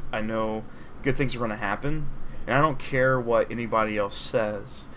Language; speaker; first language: English; native; English